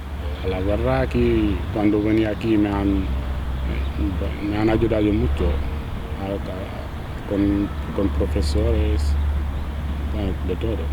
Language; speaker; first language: Spanish; non-native, learner; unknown